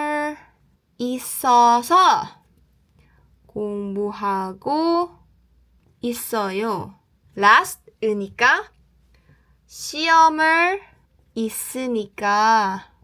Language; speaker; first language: Korean; non-native, learner; Cebuano